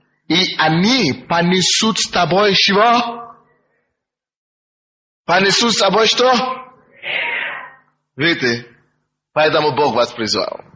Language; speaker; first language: Russian; non-native, fluent; Yoruba